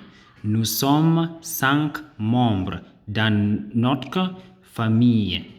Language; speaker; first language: French; non-native, learner; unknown